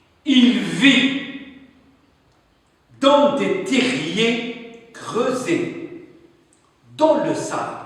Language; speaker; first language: French; non-native, local second language; Arabic